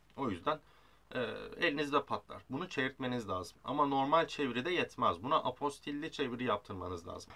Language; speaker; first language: Turkish; native; Turkish